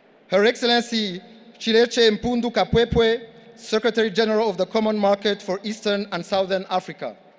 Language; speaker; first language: English; non-native, local second language; Kinyarwanda